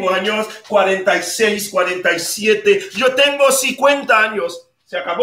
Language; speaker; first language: Spanish; non-native, fluent; Haitian Creole